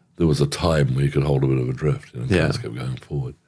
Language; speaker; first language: English; native; English